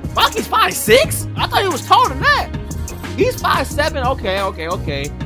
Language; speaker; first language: English; native; English